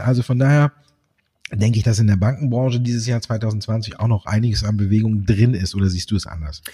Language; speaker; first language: German; native; German